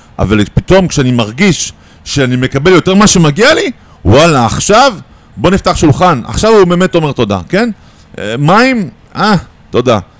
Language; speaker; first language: Hebrew; native; Hebrew